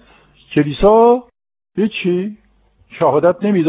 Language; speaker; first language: Persian; non-native, fluent; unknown